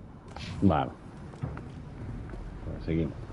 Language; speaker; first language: Spanish; non-native, fluent; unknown